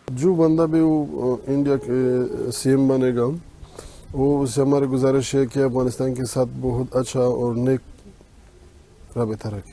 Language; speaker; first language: Hindi; non-native, fluent; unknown